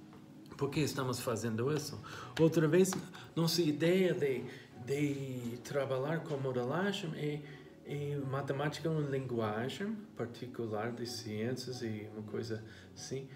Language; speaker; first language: Portuguese; non-native, fluent; English